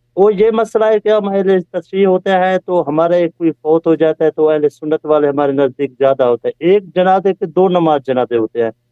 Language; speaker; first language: Urdu; non-native, local second language; Saraiki